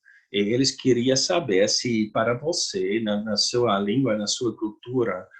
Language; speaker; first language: Portuguese; non-native, learner; Dutch